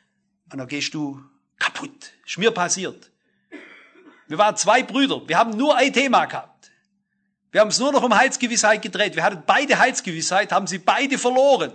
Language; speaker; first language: German; native; German